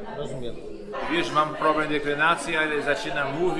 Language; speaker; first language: Polish; non-native, learner; Portuguese